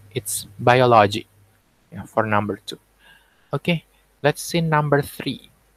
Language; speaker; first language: English; non-native, fluent; Indonesian